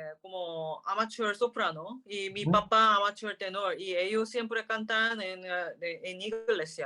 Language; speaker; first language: Spanish; non-native, learner; Korean